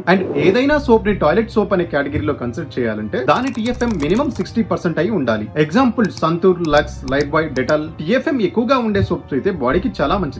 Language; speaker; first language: Telugu; native; Telugu